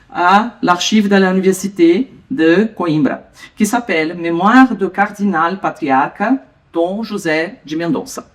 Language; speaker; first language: French; non-native, learner; Portuguese